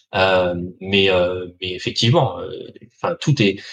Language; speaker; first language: French; native; French